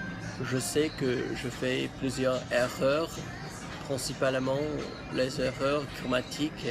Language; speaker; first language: French; non-native, learner; English